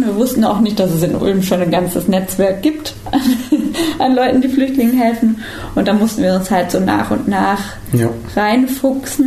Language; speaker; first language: German; native; German